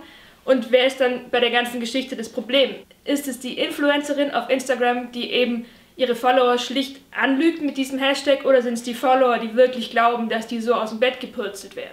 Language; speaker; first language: German; native; German